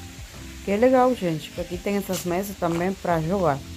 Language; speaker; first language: Portuguese; non-native, fluent; Spanish